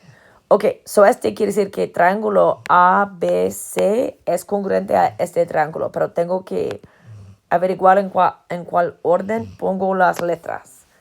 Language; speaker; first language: Spanish; non-native, fluent; English